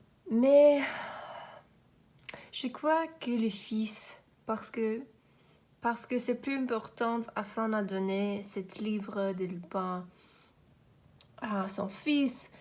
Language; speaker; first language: French; non-native, learner; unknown